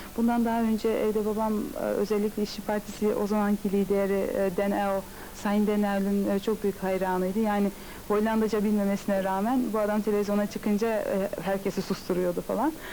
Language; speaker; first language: Turkish; early bilingual, heritage; Turkish